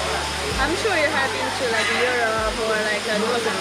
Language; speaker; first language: English; non-native, learner; Korean